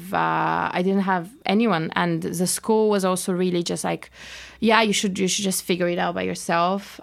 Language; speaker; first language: English; non-native, fluent; Bulgarian